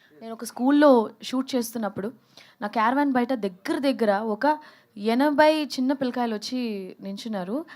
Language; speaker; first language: Telugu; native; Telugu